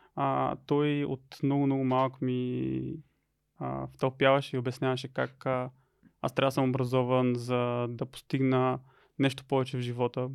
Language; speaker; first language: Bulgarian; native; Bulgarian